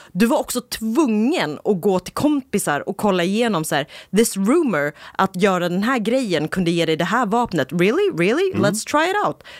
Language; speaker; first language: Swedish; native; Swedish